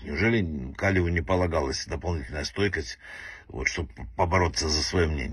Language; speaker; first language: Russian; native; Russian